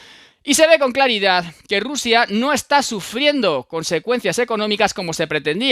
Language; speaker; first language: Spanish; native; Spanish